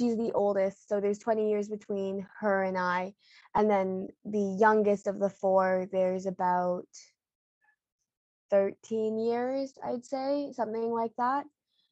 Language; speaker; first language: English; native; English